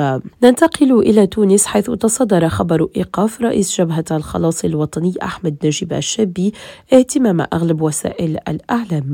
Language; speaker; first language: Arabic; native; Arabic